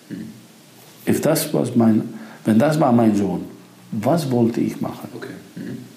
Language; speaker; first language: German; non-native, fluent; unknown